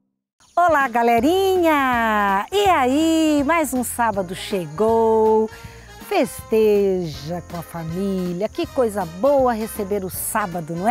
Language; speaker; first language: Portuguese; native; Portuguese